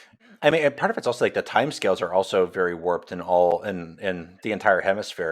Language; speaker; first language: English; native; English